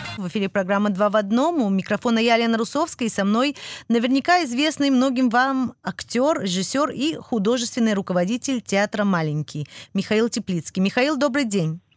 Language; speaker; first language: Russian; early bilingual, heritage; Russian